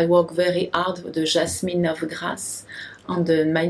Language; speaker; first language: English; non-native, learner; French